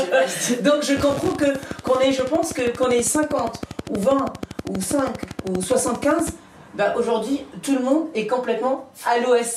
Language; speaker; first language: French; native; French